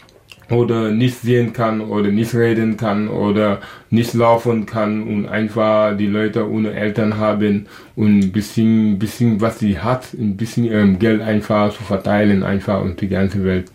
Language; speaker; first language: German; non-native, learner; Wolof